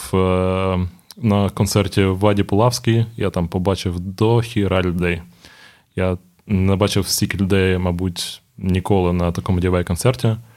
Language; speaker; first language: Ukrainian; non-native, local second language; Russian